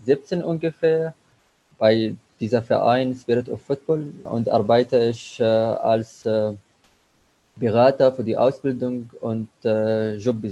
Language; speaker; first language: German; non-native, learner; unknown